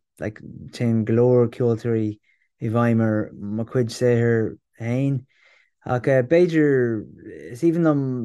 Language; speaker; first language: Irish; non-native, local second language; English